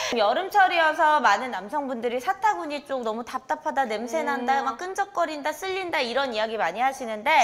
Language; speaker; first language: Korean; native; Korean